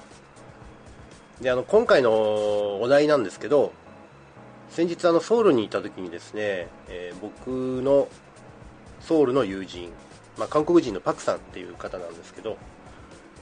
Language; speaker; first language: Japanese; native; Japanese